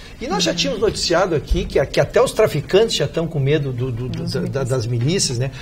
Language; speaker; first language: Portuguese; native; Portuguese